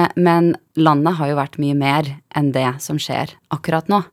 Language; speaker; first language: Norwegian; early bilingual, other home language; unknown